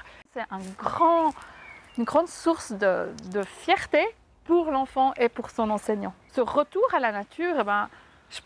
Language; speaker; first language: French; native; French